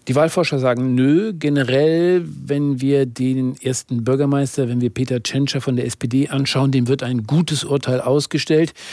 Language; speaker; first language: German; native; German